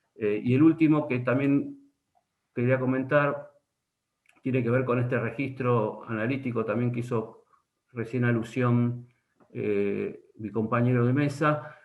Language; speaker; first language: Spanish; native; Spanish